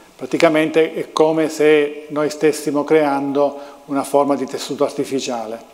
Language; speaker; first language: Italian; native; Italian